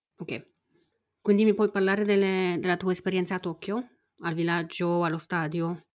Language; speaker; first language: Italian; non-native, fluent; French